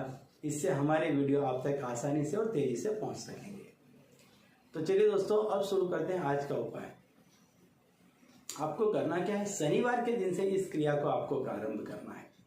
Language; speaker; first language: Hindi; native; Hindi